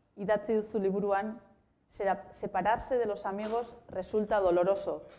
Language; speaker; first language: Spanish; non-native, local second language; Basque